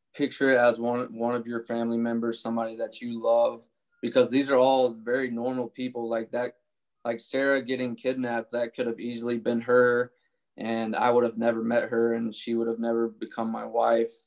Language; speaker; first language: English; native; English